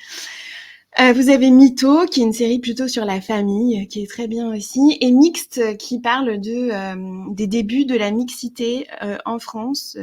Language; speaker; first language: French; native; French